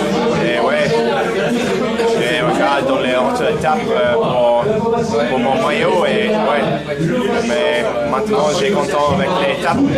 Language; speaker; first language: French; non-native, learner; English